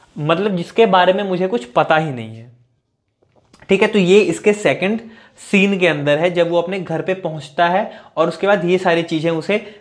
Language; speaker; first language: Hindi; native; Hindi